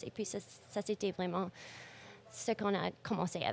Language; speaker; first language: French; non-native, local second language; English